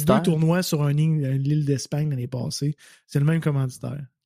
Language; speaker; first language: French; native; French